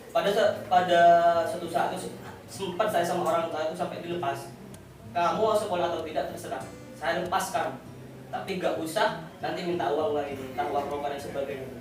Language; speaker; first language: Indonesian; non-native, local second language; Madurese